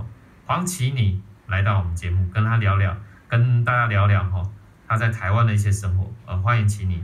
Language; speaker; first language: Chinese; native; Chinese